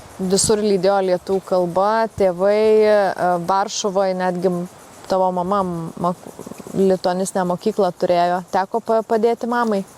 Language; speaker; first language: Lithuanian; native; Lithuanian